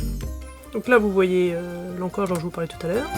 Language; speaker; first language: French; native; French